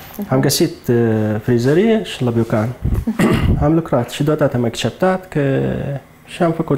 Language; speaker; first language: Romanian; non-native, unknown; Arabic